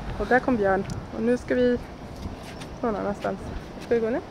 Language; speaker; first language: Swedish; native; Swedish